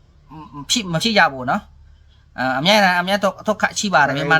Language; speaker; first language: Burmese; non-native, learner; Khmer